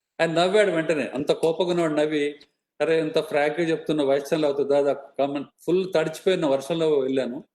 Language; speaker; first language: Telugu; native; Telugu